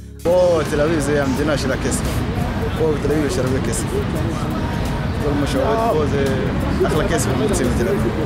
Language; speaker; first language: Hebrew; non-native, learner; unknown